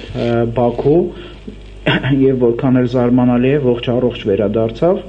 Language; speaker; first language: Armenian; native; Armenian